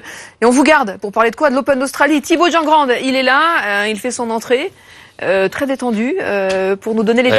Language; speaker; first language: French; native; French